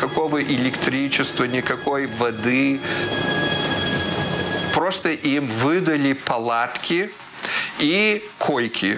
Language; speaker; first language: Russian; early bilingual, heritage; Russian